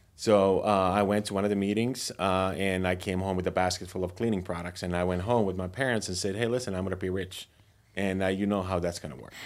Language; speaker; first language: English; non-native, fluent; Finnish